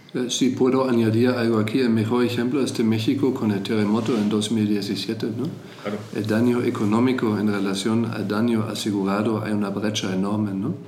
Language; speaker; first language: Spanish; non-native, fluent; German